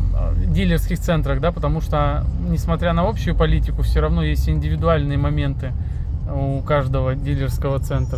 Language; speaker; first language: Russian; native; Russian